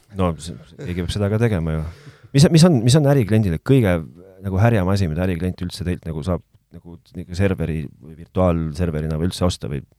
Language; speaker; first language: Estonian; native; Estonian